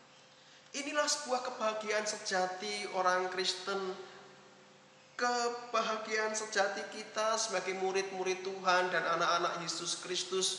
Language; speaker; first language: Indonesian; native; Indonesian